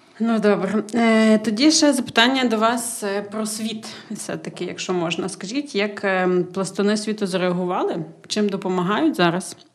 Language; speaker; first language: Ukrainian; native; Ukrainian